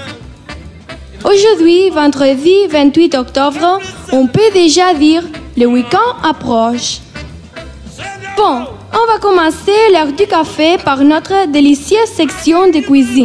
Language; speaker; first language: French; non-native, learner; Spanish